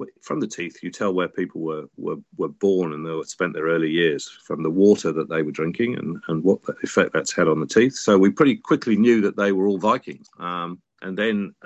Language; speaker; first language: English; native; English